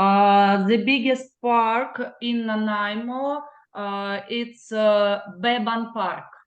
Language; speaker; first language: English; non-native, learner; Russian